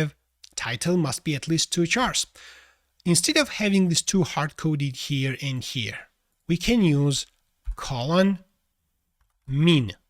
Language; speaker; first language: English; non-native, fluent; Georgian